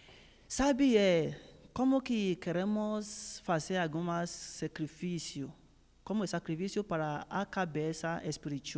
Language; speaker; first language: Portuguese; non-native, learner; Yoruba